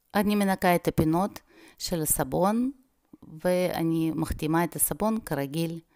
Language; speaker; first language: Hebrew; non-native, fluent; Russian